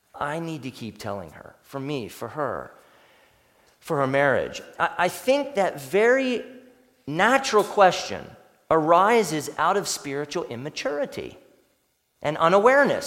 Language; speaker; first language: English; native; English